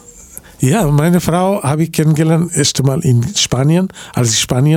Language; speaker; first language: German; non-native, learner; Bangla